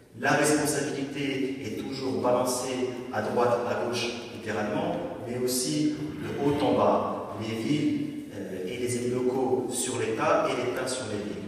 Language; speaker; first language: French; native; French